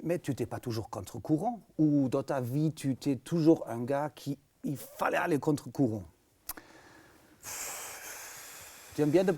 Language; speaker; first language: French; native; French